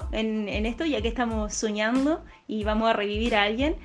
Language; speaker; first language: Spanish; native; Spanish